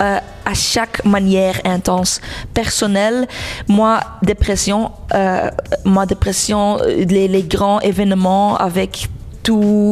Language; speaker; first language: French; non-native, local second language; Dutch